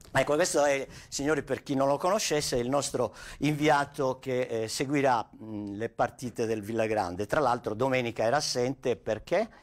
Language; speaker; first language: Italian; native; Italian